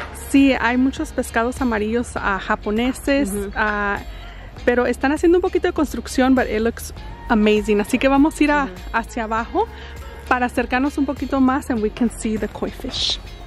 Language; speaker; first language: Spanish; native; Spanish